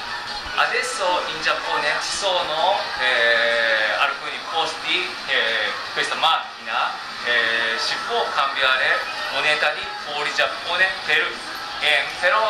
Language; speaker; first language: Italian; non-native, learner; Japanese